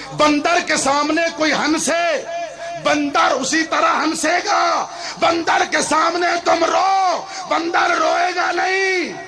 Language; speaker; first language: Urdu; non-native, local second language; Punjabi